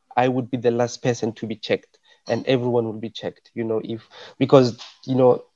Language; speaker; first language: English; non-native, local second language; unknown